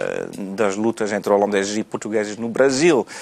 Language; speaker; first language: Portuguese; non-native, fluent; Dutch